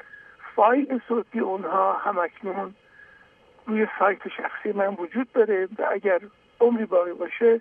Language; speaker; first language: Persian; native; Persian